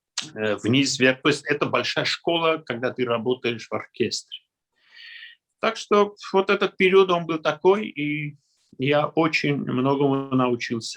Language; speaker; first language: Russian; non-native, local second language; Armenian